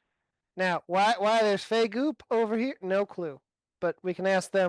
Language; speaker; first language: English; native; English